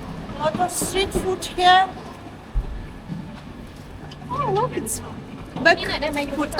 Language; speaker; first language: English; non-native, learner; Russian